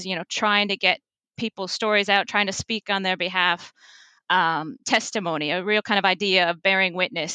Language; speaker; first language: English; native; English